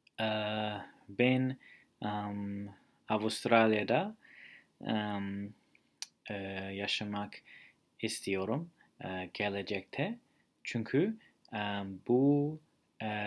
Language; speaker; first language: Turkish; non-native, learner; English